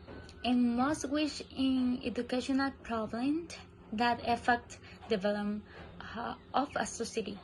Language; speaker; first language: English; non-native, learner; Spanish